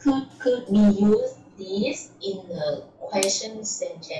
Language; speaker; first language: English; non-native, learner; Thai